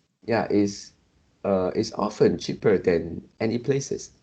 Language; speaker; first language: English; non-native, local second language; Chinese